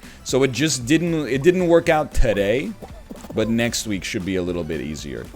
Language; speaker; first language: English; native; English